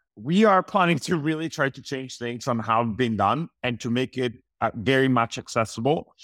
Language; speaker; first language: English; non-native, fluent; Italian